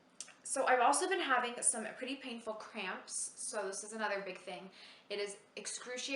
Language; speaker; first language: English; native; English